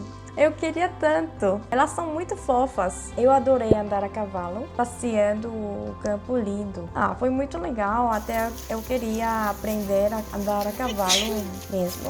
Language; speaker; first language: Portuguese; non-native, fluent; Korean